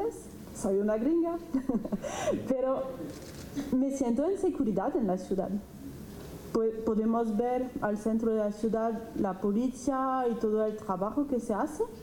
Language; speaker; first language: Spanish; non-native, fluent; French